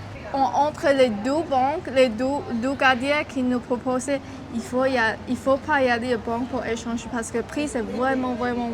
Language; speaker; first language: French; non-native, learner; Chinese